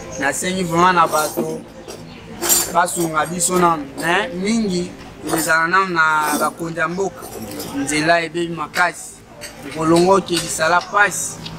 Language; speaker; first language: Lingala; native; Lingala